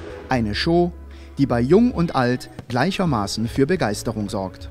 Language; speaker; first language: German; native; German